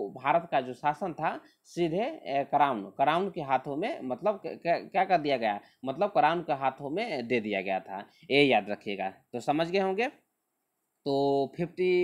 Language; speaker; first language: Hindi; native; Hindi